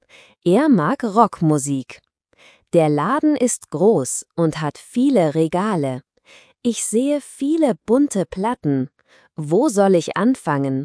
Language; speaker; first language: German; non-native, fluent; Spanish